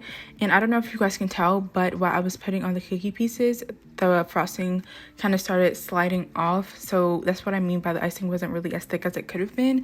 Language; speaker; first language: English; native; English